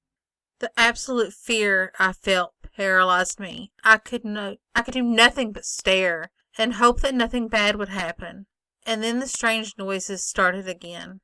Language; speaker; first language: English; native; English